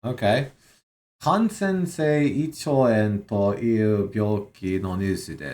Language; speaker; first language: Japanese; non-native, learner; English